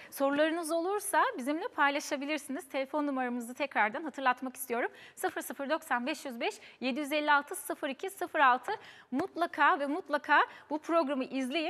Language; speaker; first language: Turkish; early bilingual, heritage; Turkish